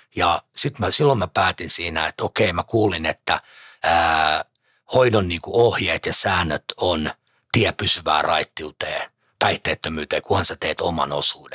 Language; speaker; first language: Finnish; native; Finnish